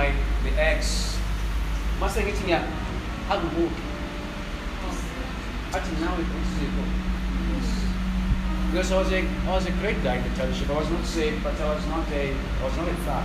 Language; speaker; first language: English; non-native, local second language; Zulu